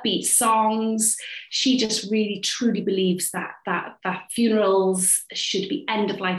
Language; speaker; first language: English; native; English